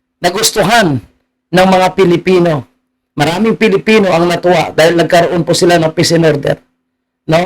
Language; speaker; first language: Filipino; native; Filipino